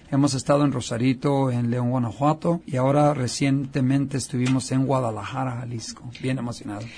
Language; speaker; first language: Spanish; early bilingual, heritage; Spanish